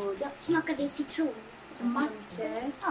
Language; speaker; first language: Swedish; non-native, learner; Japanese